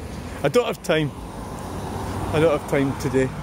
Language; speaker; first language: English; native; English